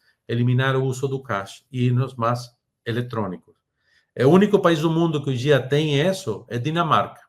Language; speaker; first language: Portuguese; non-native, fluent; Spanish